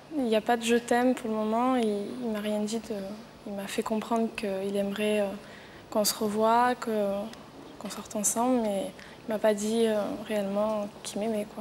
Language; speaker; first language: French; native; French